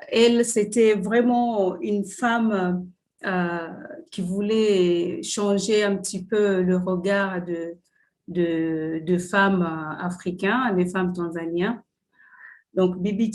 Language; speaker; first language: French; non-native, fluent; Swahili